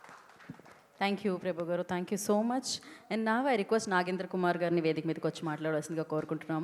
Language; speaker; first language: Telugu; native; Telugu